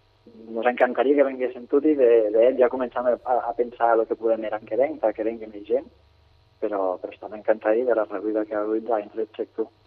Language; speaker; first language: Catalan; native; Catalan